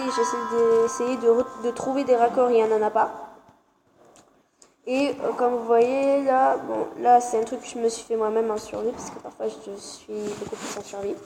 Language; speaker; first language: French; native; French